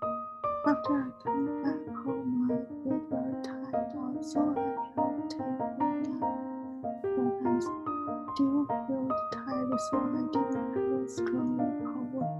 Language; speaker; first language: English; non-native, learner; Chinese